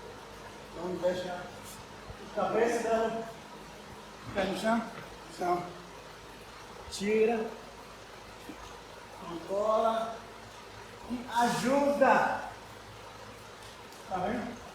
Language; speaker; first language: Portuguese; non-native, learner; English